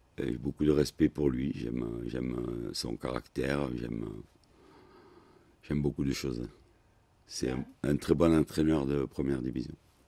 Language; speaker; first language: French; native; French